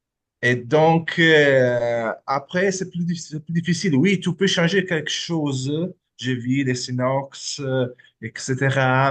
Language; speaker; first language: French; non-native, fluent; Italian